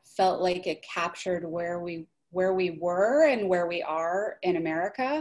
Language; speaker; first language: English; native; English